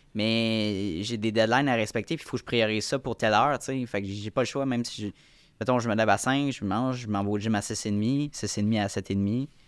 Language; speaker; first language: French; native; French